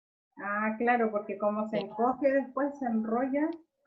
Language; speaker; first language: Spanish; native; Spanish